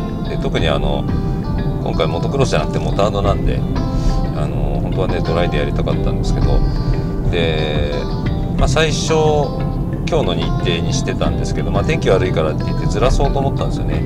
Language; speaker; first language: Japanese; native; Japanese